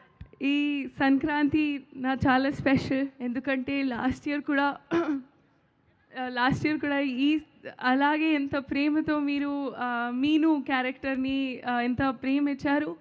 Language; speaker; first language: Telugu; non-native, local second language; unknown